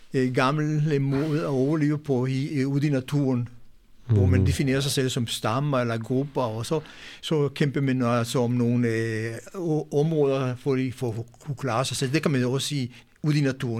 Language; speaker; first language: Danish; non-native, fluent; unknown